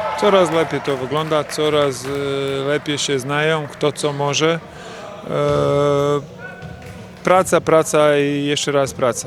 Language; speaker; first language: Polish; non-native, fluent; Croatian